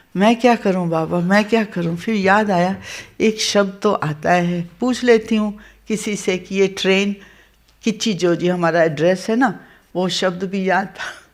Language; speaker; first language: Hindi; non-native, local second language; Gujarati